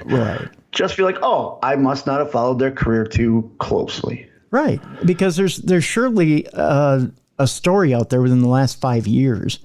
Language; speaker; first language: English; native; English